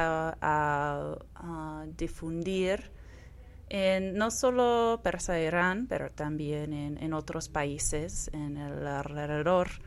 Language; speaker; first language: Spanish; non-native, fluent; English